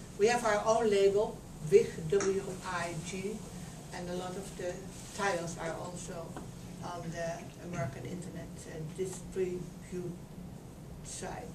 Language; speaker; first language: English; non-native, fluent; Dutch